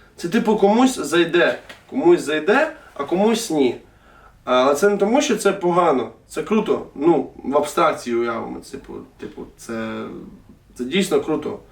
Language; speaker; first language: Ukrainian; non-native, local second language; Russian